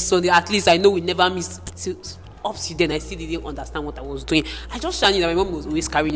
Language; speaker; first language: English; non-native, local second language; Igbo